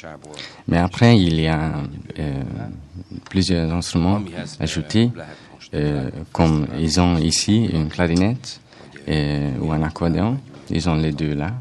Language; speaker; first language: French; non-native, fluent; Hungarian